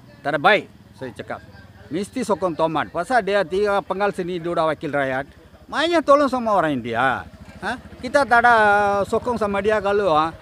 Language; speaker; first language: Malay; non-native, local second language; Tamil